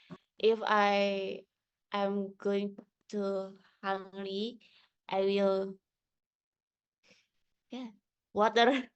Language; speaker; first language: English; non-native, learner; Indonesian